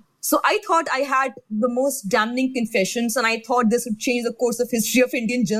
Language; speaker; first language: English; non-native, local second language; Urdu